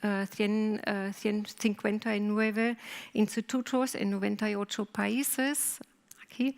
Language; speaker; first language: Spanish; non-native, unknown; German